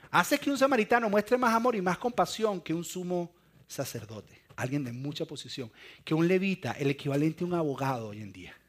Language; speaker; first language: Spanish; native; Spanish